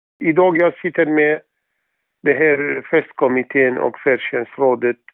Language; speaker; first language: Swedish; non-native, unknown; Arabic